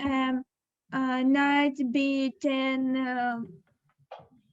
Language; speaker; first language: English; non-native, learner; Ukrainian